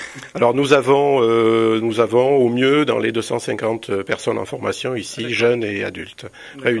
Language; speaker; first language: French; native; French